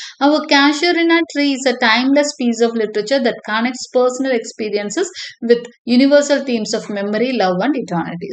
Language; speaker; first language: English; non-native, local second language; Tamil